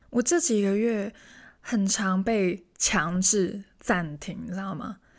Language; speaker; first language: Chinese; non-native, local second language; Cantonese